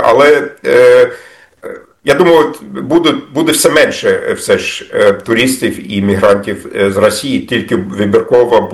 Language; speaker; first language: Ukrainian; non-native, fluent; German